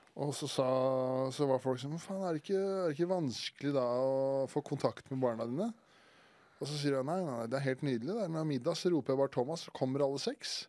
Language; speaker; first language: Norwegian; native; Norwegian